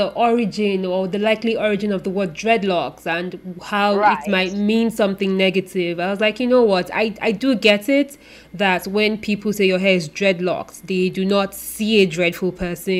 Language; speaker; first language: English; non-native, local second language; Yoruba